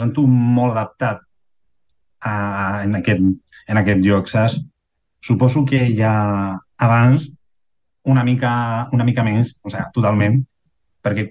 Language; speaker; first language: Catalan; non-native, fluent; Spanish